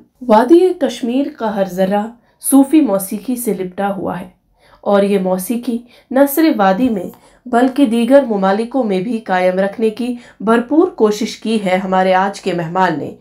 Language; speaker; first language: Hindi; non-native, local second language; Kashmiri